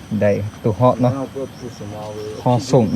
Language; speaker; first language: Thai; non-native, local second language; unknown